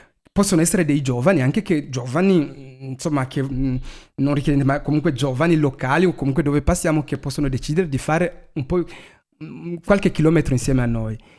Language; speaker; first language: Italian; non-native, fluent; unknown